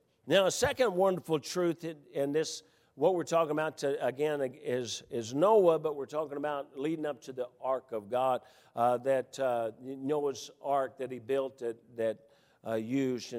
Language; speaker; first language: English; native; English